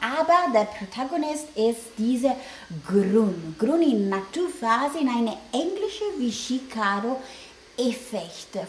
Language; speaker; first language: German; non-native, learner; Italian